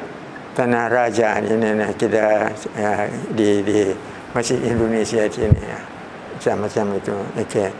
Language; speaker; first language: Indonesian; early bilingual, heritage; Thai